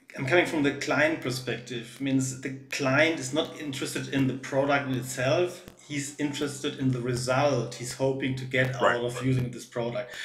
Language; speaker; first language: English; non-native, fluent; German